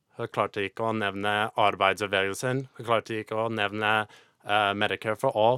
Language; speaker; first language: Norwegian; non-native, fluent; English